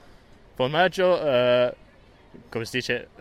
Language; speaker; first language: Italian; non-native, learner; English